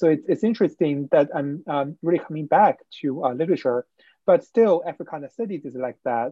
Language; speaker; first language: English; non-native, fluent; Chinese